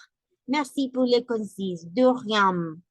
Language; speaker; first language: French; non-native, learner; Spanish